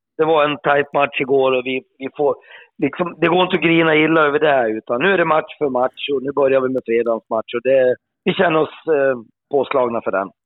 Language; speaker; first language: Swedish; native; Swedish